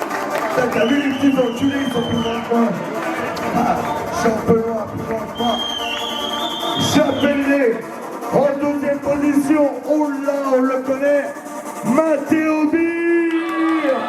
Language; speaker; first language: French; native; French